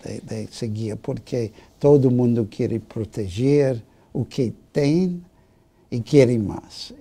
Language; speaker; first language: Portuguese; non-native, fluent; English